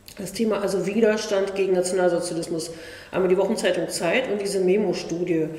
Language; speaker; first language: German; native; German